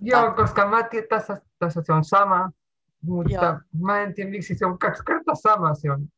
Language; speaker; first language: Finnish; non-native, learner; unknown